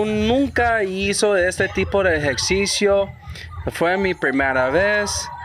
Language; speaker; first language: Spanish; early bilingual, heritage; English